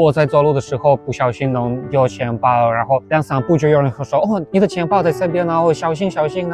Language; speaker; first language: Chinese; non-native, fluent; Russian